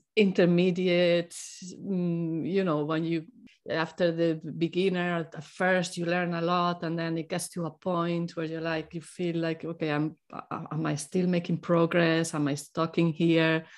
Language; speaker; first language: English; non-native, fluent; Spanish